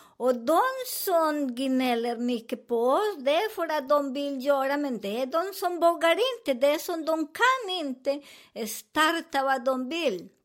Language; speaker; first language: Swedish; non-native, learner; Spanish